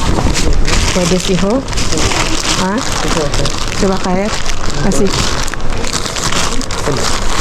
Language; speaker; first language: Spanish; non-native, learner; Filipino